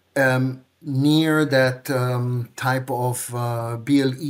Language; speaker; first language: English; non-native, fluent; Hebrew